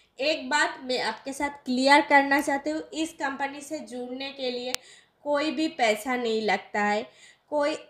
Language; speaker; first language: Hindi; non-native, local second language; Bangla